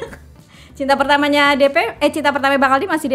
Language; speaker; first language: Indonesian; native; Indonesian